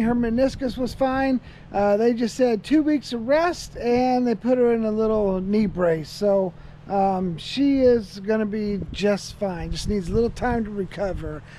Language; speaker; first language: English; native; English